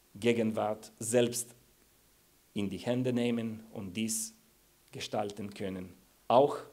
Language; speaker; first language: German; non-native, fluent; Bulgarian